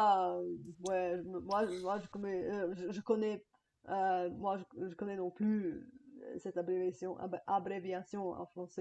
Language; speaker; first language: French; non-native, fluent; Bulgarian